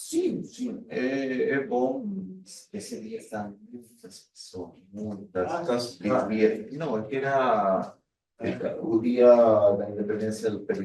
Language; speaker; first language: Portuguese; non-native, fluent; Spanish